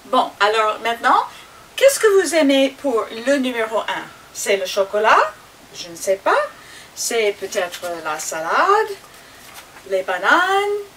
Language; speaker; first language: French; non-native, fluent; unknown